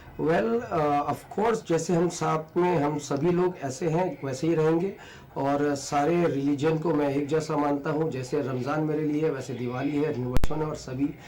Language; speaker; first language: Hindi; native; Hindi